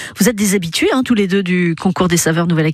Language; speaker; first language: French; native; French